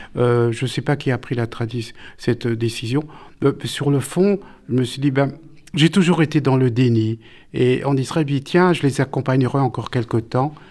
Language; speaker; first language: French; native; French